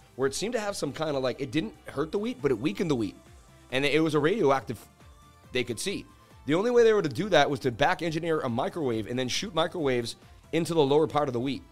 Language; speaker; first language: English; native; English